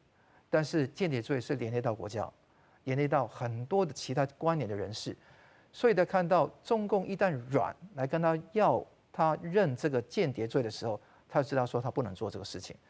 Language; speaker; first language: Chinese; non-native, local second language; Cantonese